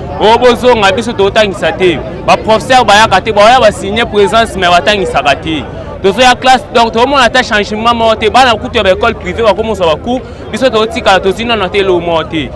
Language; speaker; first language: Lingala; native; Lingala